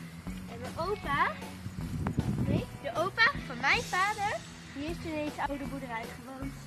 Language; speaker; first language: Dutch; native; Dutch